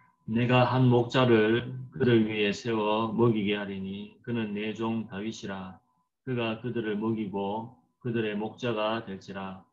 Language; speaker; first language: Korean; native; Korean